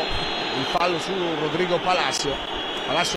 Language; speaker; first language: Italian; native; Italian